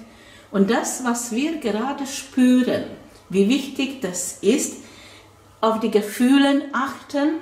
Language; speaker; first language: German; non-native, fluent; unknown